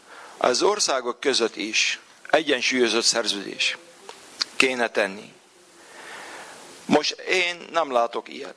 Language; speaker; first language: Hungarian; non-native, fluent; Arabic